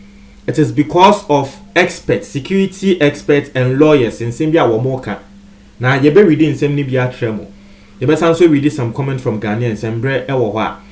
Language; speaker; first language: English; non-native, local second language; Akan